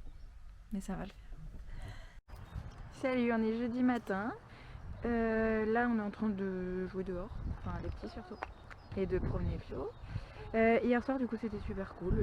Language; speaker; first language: French; native; French